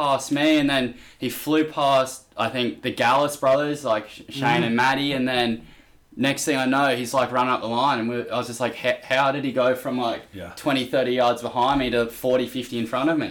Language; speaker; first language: English; native; English